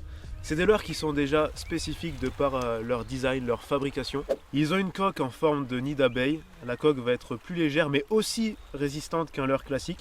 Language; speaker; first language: French; native; French